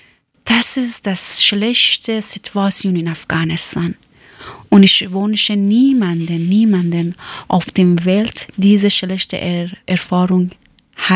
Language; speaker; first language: German; non-native, learner; Persian